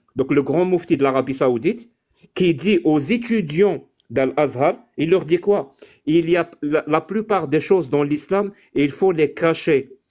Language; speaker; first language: French; non-native, local second language; Arabic